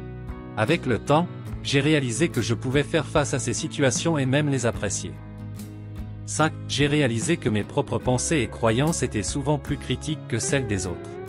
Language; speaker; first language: French; native; French